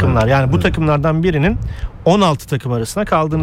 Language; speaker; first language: Turkish; native; Turkish